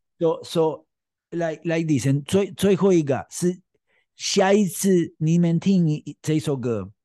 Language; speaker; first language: Chinese; non-native, learner; Spanish